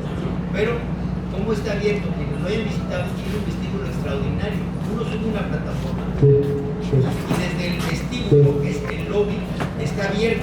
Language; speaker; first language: Spanish; native; Spanish